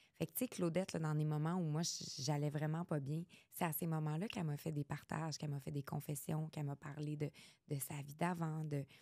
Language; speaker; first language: French; native; French